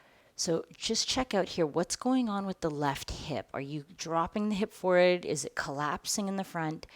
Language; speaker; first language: English; native; English